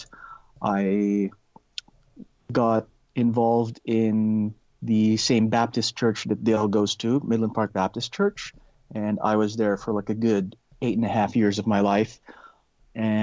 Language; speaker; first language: English; non-native, local second language; Filipino